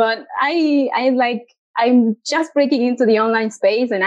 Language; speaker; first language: English; non-native, fluent; Spanish